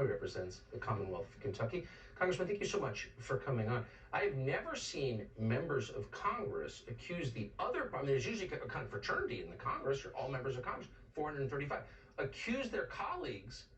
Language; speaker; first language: English; native; English